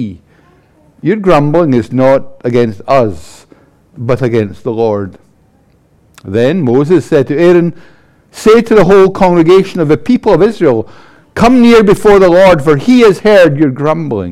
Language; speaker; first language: English; native; English